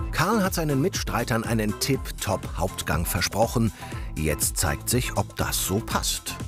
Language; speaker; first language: German; native; German